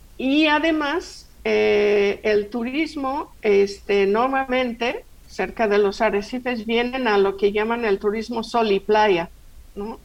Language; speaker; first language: Spanish; non-native, fluent; English